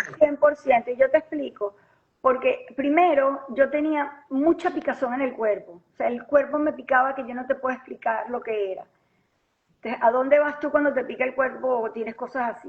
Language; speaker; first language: Spanish; native; Spanish